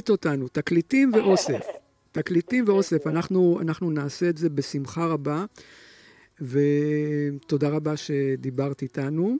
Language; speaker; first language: Hebrew; native; Hebrew